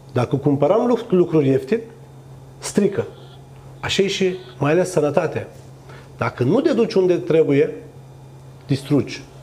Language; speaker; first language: Romanian; non-native, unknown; Turkish